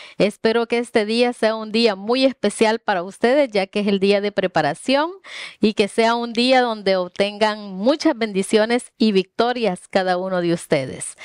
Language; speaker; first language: Spanish; native; Spanish